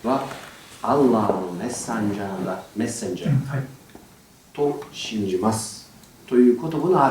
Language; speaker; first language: Japanese; non-native, fluent; Turkish